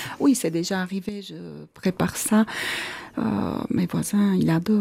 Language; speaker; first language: French; non-native, fluent; Armenian